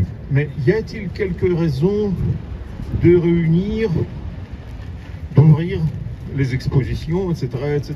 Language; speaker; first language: French; non-native, learner; Russian